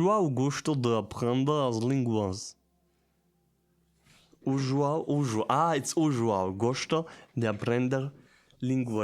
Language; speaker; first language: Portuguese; non-native, learner; German